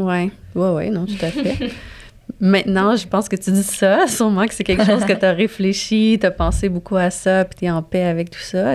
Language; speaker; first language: French; native; French